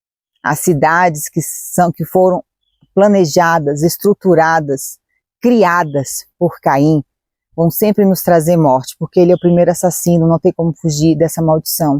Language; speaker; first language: Portuguese; native; Portuguese